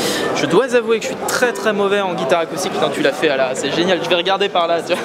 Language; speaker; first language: French; native; French